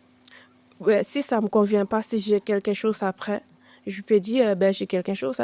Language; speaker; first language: French; non-native, learner; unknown